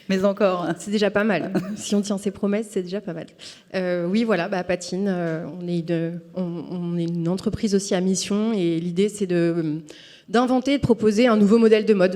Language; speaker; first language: French; native; French